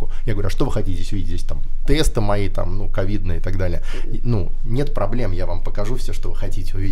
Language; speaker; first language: Russian; native; Russian